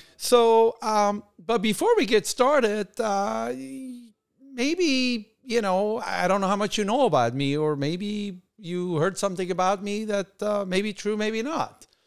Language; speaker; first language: English; non-native, fluent; Persian